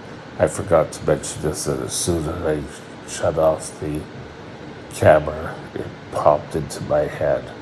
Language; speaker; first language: English; native; English